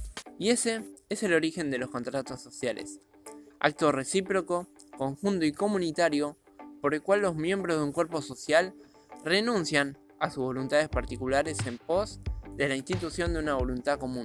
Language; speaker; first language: Spanish; native; Spanish